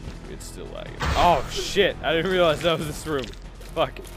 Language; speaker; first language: English; native; English